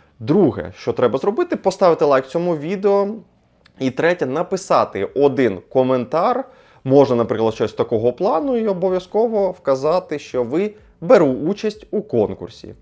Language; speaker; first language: Ukrainian; non-native, local second language; Russian